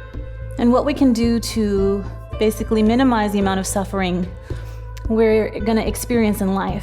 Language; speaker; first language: English; native; English